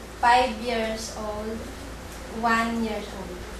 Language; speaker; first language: English; non-native, learner; Filipino